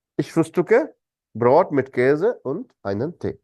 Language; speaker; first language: German; non-native, fluent; Hindi